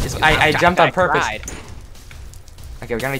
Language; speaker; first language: English; native; English